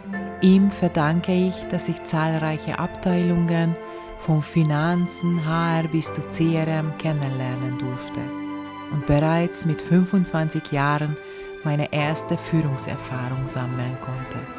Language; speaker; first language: German; non-native, fluent; Hungarian